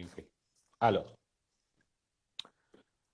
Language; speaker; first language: French; non-native, fluent; Persian